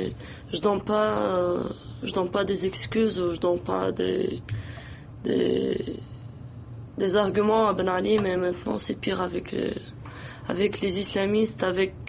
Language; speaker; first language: French; non-native, local second language; Arabic